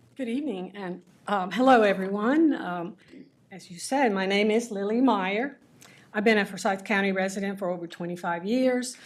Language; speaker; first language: English; early bilingual, other home language; Spanish